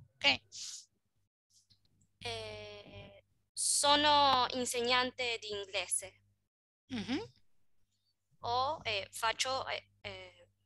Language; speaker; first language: Italian; non-native, learner; Spanish